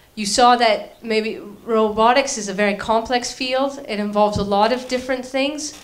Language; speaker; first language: English; native; English